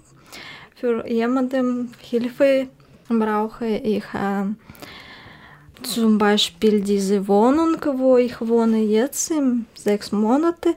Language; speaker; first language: German; non-native, learner; Russian